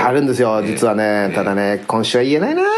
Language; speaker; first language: Japanese; native; Japanese